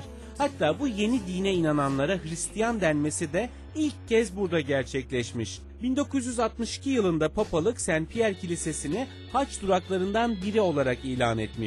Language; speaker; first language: Turkish; native; Turkish